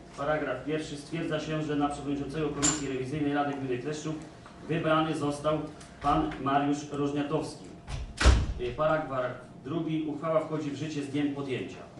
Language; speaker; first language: Polish; native; Polish